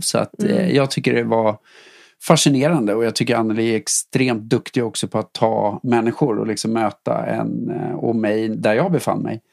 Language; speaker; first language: Swedish; native; Swedish